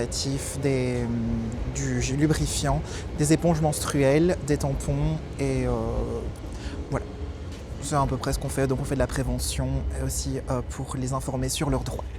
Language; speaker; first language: French; native; French